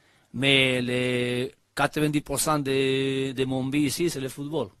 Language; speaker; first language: French; non-native, learner; Spanish